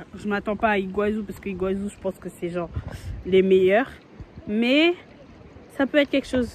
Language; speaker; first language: French; native; French